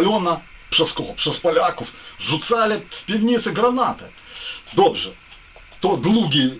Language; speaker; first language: Polish; non-native, learner; Ukrainian